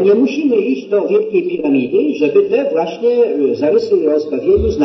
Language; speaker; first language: Polish; native; Polish